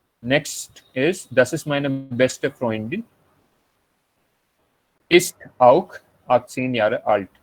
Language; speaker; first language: German; non-native, fluent; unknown